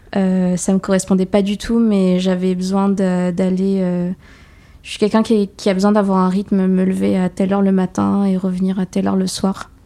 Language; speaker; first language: French; native; French